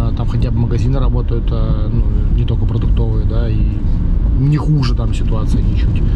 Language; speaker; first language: Russian; native; Russian